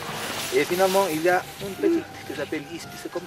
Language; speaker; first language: French; non-native, learner; Spanish